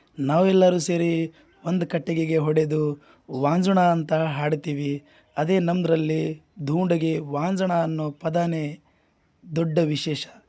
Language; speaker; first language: Kannada; non-native, local second language; Lambadi